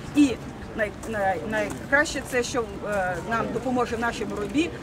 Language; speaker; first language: Ukrainian; native; Ukrainian